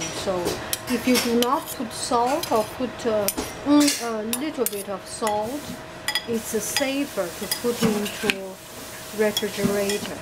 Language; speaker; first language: English; non-native, fluent; Chinese